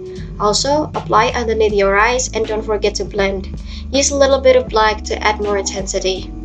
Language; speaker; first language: English; non-native, fluent; Indonesian